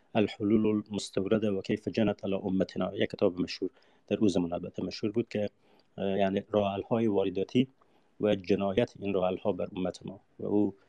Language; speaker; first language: Persian; native; Persian